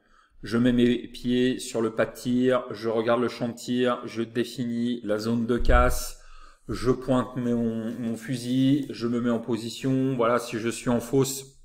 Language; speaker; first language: French; native; French